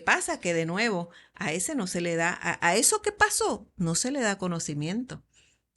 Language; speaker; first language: Spanish; native; Spanish